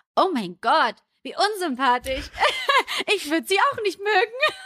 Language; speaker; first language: German; native; German